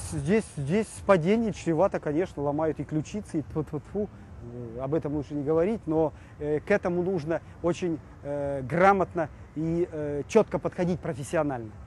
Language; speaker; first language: Russian; native; Russian